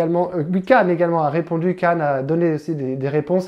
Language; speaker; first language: French; native; French